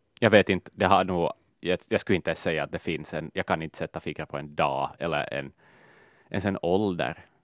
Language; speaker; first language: Swedish; native; Swedish